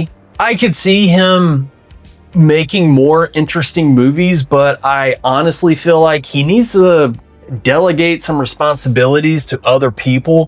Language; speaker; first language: English; native; English